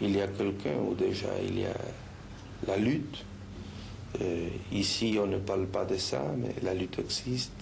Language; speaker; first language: French; non-native, fluent; Spanish